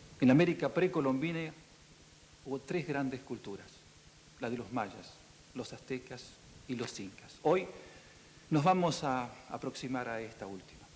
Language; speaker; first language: Spanish; native; Spanish